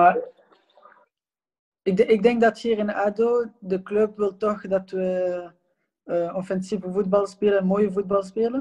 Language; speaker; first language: Dutch; non-native, local second language; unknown